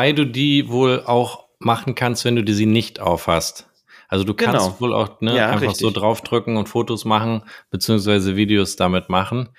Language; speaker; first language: German; native; German